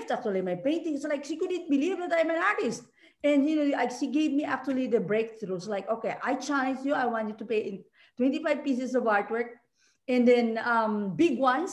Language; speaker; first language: English; non-native, local second language; Filipino